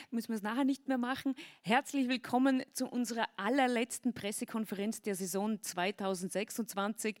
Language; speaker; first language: German; native; German